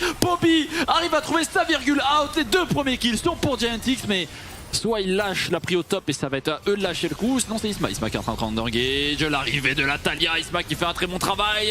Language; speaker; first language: French; native; French